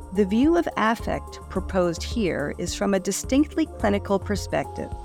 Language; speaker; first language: English; native; English